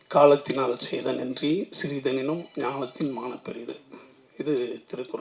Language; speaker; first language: Tamil; native; Tamil